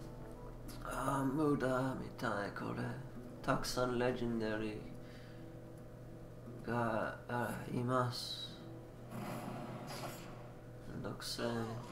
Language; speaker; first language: Japanese; non-native, learner; English